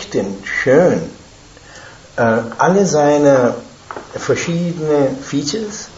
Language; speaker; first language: German; non-native, fluent; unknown